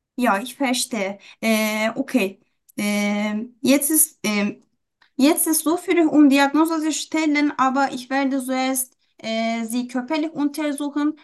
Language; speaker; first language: German; non-native, learner; Turkish